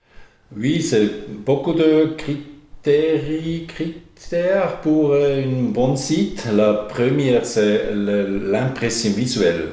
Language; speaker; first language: French; non-native, learner; German